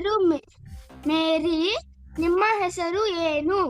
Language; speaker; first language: Kannada; non-native, learner; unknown